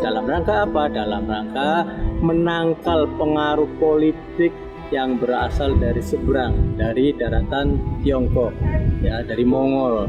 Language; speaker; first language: Malay; native; Malay